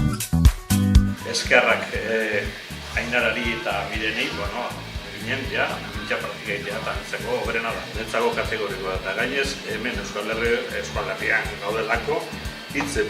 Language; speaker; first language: Basque; non-native, learner; Spanish